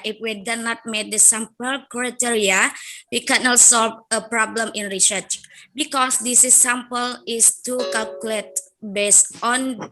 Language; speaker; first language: English; non-native, learner; Indonesian